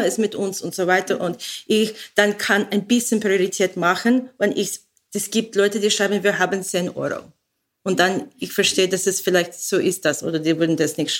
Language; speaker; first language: German; non-native, learner; English